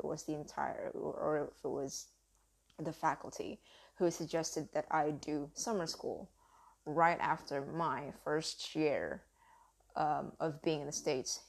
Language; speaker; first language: English; early bilingual, other home language; Indonesian